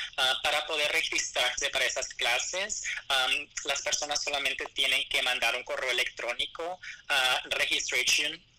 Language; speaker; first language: Spanish; early bilingual, other home language; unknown